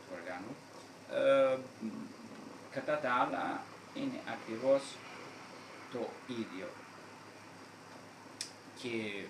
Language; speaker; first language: Greek; non-native, fluent; Italian